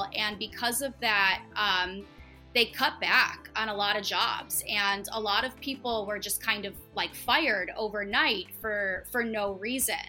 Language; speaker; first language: English; native; English